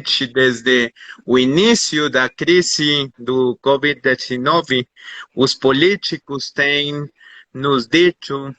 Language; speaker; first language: Portuguese; non-native, fluent; Spanish